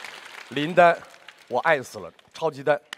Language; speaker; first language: Chinese; native; Chinese